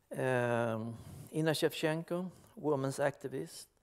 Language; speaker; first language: English; non-native, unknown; Swedish